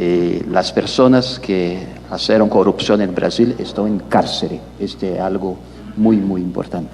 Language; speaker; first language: Spanish; non-native, learner; Portuguese